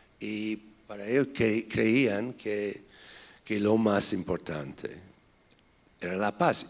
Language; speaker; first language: Spanish; non-native, fluent; English